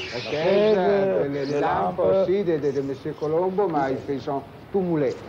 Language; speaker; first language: French; non-native, fluent; Italian